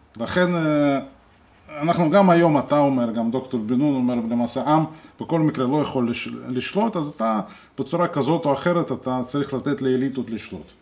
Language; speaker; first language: Hebrew; non-native, fluent; Russian